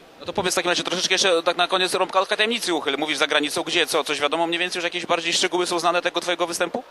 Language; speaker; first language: Polish; native; Polish